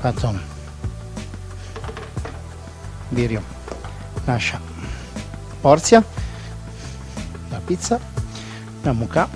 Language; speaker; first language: Russian; non-native, learner; Italian